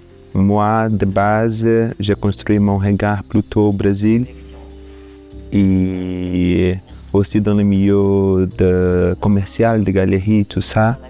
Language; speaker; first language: French; non-native, fluent; Portuguese